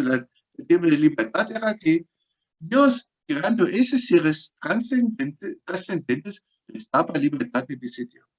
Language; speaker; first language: Spanish; non-native, fluent; German